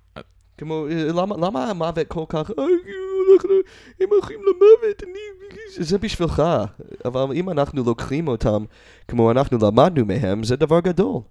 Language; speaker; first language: Hebrew; non-native, learner; English